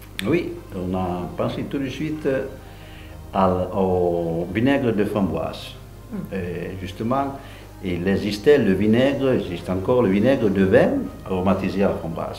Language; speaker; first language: French; non-native, local second language; Italian